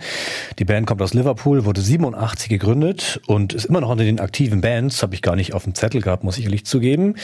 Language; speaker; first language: German; native; German